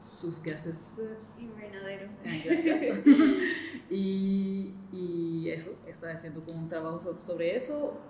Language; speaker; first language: Spanish; non-native, fluent; English